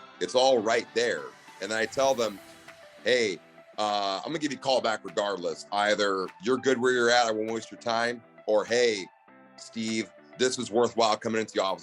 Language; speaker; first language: English; native; English